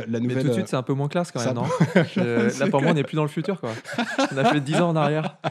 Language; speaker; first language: French; native; French